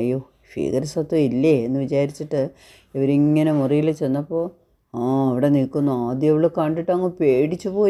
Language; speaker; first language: Malayalam; native; Malayalam